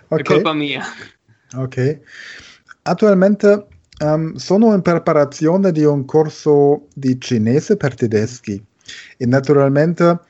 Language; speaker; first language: Italian; non-native, learner; German